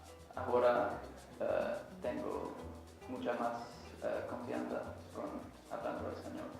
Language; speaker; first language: Spanish; non-native, learner; English